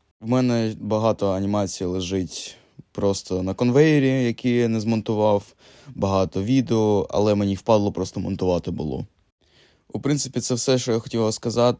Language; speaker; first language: Ukrainian; native; Ukrainian